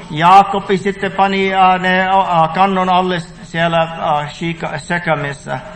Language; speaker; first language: Finnish; early bilingual, heritage; Finnish